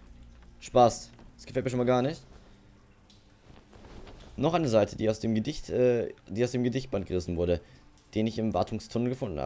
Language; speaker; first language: German; native; German